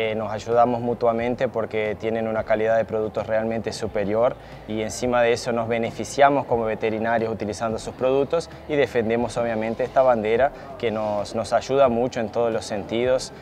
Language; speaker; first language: Spanish; early bilingual, heritage; Spanish